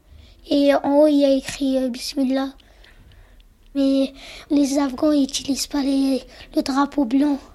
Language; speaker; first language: French; early bilingual, other home language; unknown